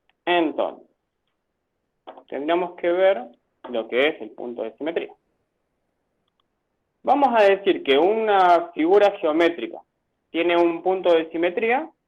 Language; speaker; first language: Spanish; native; Spanish